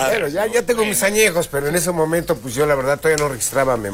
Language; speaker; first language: Spanish; native; Spanish